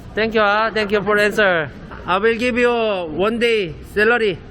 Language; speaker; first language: English; non-native, learner; Korean